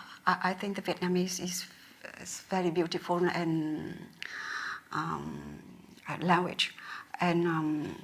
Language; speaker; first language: English; non-native, learner; Vietnamese